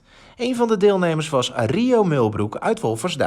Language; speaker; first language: Dutch; native; Dutch